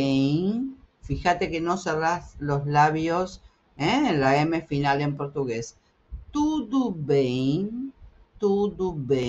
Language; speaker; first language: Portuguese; non-native, fluent; Spanish